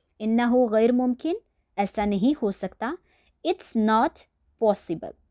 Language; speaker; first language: Urdu; native; Urdu